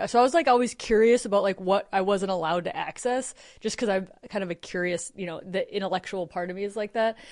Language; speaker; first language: English; native; English